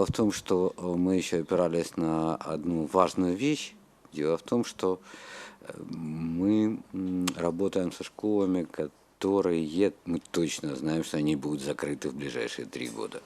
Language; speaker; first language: Russian; native; Russian